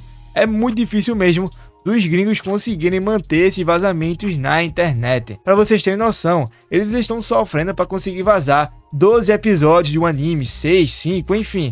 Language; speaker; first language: Portuguese; native; Portuguese